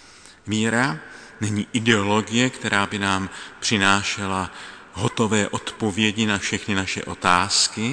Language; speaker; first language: Czech; native; Czech